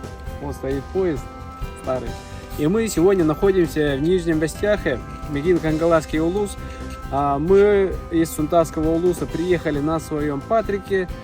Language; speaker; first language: Russian; native; Russian